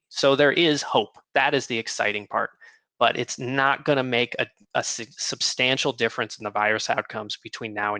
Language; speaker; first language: English; native; English